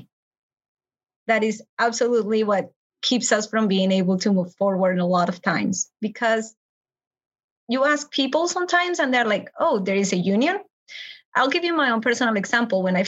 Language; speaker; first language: English; non-native, fluent; Spanish